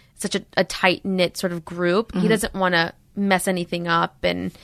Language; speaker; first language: English; native; English